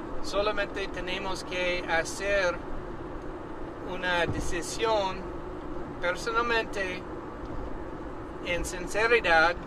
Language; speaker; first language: Spanish; non-native, learner; English